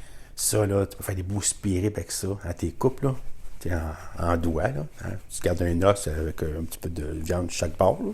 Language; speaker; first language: French; native; French